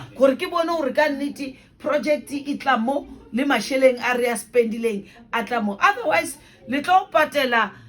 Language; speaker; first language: Northern Sotho; non-native, local second language; Venda